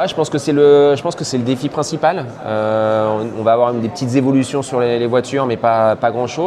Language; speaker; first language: French; native; French